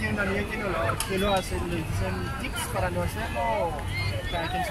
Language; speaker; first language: Spanish; non-native, fluent; French